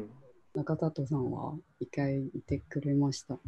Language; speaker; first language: Japanese; non-native, local second language; Chinese